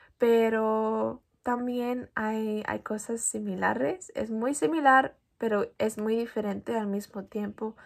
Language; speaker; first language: Spanish; non-native, fluent; English